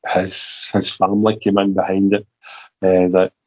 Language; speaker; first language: English; native; English